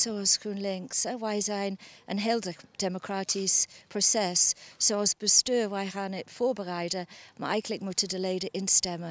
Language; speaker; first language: Dutch; non-native, fluent; English